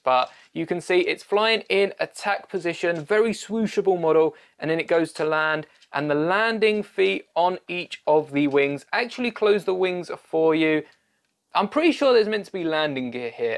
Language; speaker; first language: English; native; English